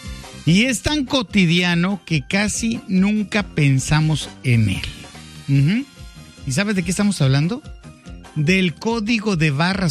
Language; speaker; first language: Spanish; native; Spanish